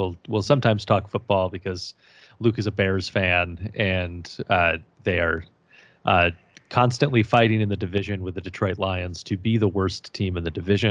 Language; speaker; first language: English; native; English